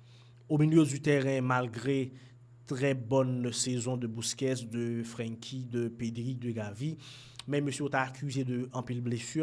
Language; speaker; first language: French; non-native, local second language; Haitian Creole